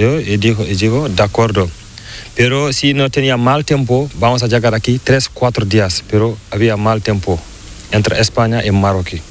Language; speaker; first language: Spanish; non-native, learner; Fula